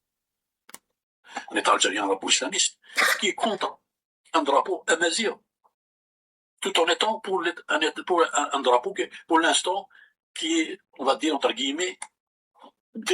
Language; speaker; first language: French; non-native, local second language; Kabyle